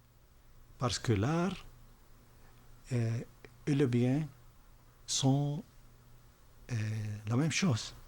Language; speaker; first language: French; non-native, fluent; Arabic